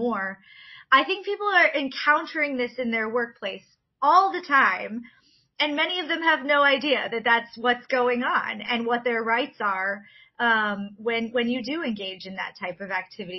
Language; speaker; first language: English; native; English